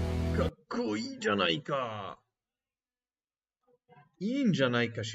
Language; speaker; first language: Japanese; non-native, learner; English